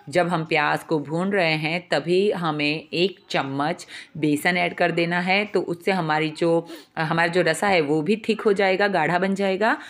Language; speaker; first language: Hindi; non-native, local second language; Gujarati